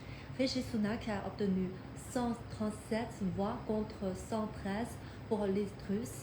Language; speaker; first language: French; non-native, fluent; Chinese